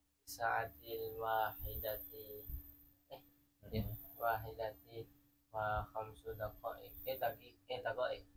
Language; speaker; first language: Arabic; non-native, learner; Indonesian